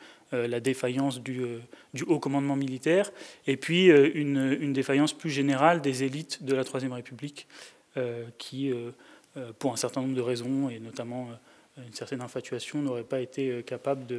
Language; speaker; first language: French; native; French